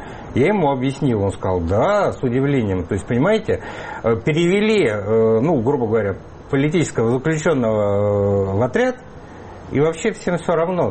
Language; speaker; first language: Russian; native; Russian